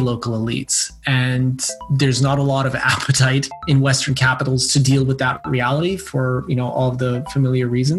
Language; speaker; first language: English; non-native, fluent; Bosnian